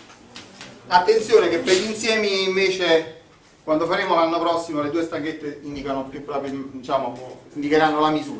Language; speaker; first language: Italian; native; Italian